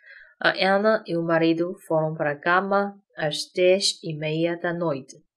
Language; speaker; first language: Portuguese; non-native, fluent; Chinese